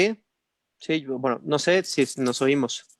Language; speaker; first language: Spanish; native; Spanish